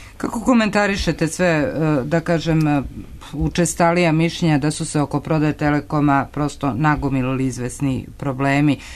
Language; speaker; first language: Serbian; native; Serbian